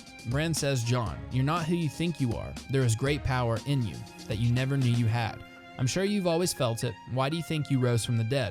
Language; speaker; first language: English; native; English